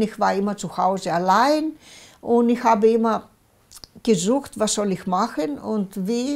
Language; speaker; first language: German; non-native, local second language; Greek